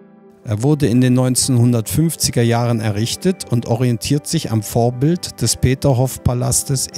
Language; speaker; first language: German; native; German